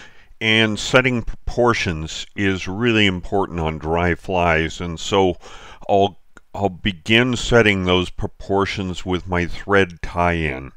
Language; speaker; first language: English; native; English